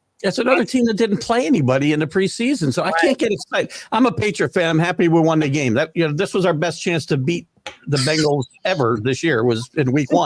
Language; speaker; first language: English; native; English